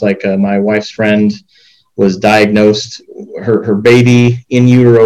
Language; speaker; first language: English; native; English